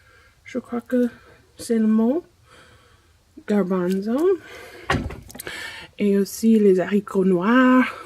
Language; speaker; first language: French; non-native, fluent; English